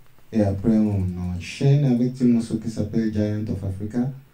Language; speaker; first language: French; non-native, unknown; Yoruba